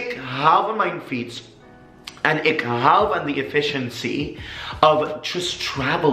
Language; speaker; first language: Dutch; non-native, learner; English